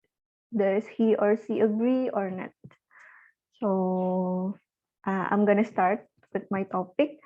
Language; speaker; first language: English; non-native, learner; Indonesian